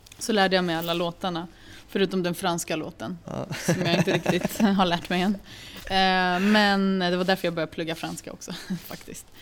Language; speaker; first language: Swedish; early bilingual, other home language; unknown